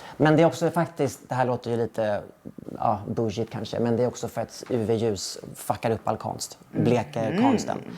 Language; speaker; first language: Swedish; early bilingual, heritage; Swedish